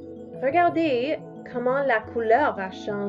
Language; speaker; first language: French; non-native, learner; English